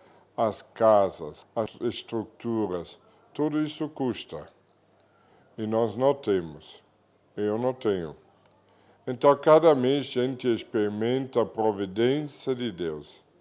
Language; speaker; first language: Portuguese; non-native, fluent; German